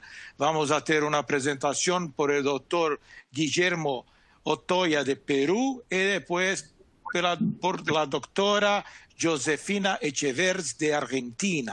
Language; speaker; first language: Spanish; non-native, fluent; Portuguese